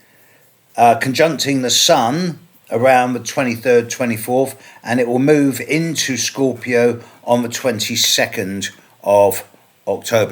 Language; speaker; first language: English; native; English